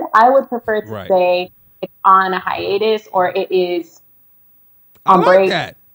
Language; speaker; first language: English; native; English